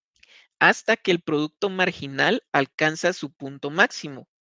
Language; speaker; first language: Spanish; native; Spanish